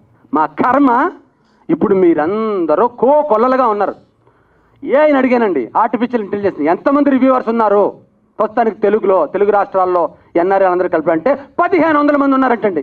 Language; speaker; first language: Telugu; native; Telugu